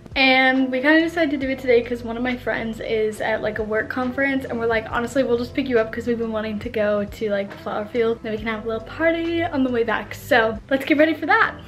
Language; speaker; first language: English; native; English